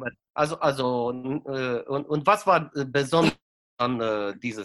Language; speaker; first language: German; non-native, fluent; Romanian